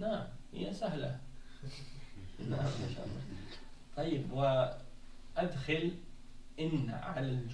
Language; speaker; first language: Arabic; non-native, fluent; French